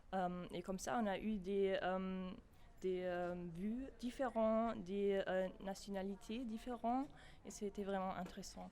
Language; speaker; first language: French; non-native, fluent; German